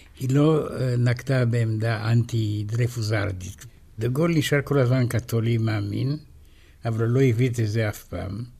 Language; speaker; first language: Hebrew; non-native, fluent; Romanian